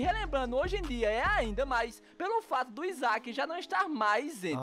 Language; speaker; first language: Portuguese; native; Portuguese